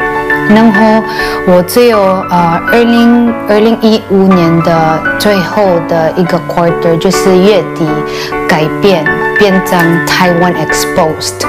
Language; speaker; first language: Chinese; non-native, fluent; Cebuano